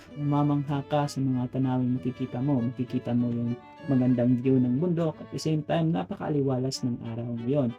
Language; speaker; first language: Filipino; native; Filipino